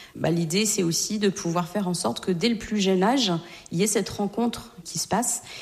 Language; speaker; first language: French; native; French